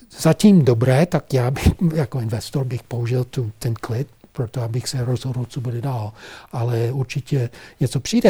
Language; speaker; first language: Czech; non-native, fluent; English